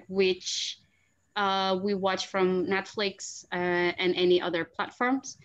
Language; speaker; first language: English; non-native, fluent; Indonesian